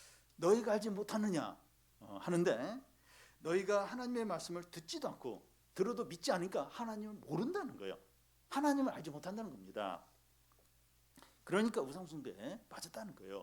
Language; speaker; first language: Korean; native; Korean